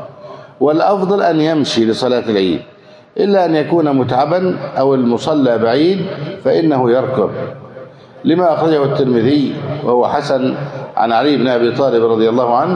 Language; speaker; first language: Arabic; native; Arabic